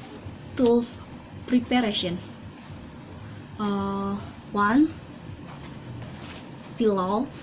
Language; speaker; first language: English; non-native, learner; Indonesian